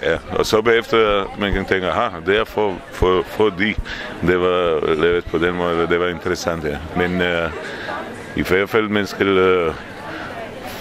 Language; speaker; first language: Danish; non-native, fluent; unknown